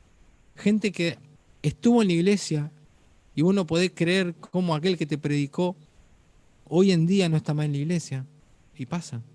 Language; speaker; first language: Spanish; native; Spanish